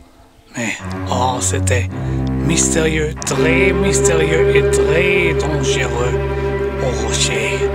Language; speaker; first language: French; non-native, learner; English